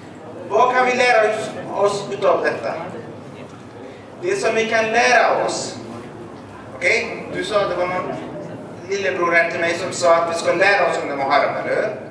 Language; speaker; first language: Swedish; early bilingual, other home language; Arabic